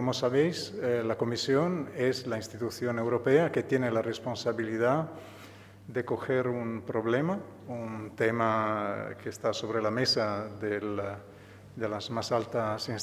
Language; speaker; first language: Spanish; non-native, fluent; Italian